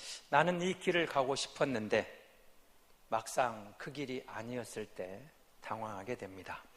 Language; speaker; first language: Korean; native; Korean